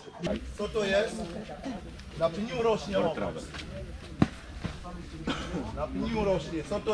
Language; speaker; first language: Polish; non-native, learner; Swahili